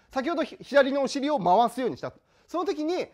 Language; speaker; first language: Japanese; native; Japanese